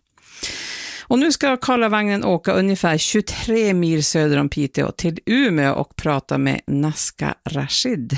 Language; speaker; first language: Swedish; native; Swedish